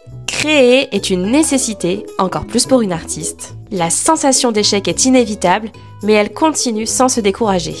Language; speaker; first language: French; native; French